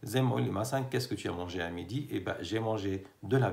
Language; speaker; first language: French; non-native, fluent; Arabic